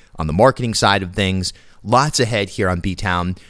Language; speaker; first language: English; native; English